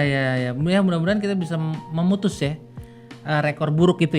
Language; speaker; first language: Indonesian; native; Indonesian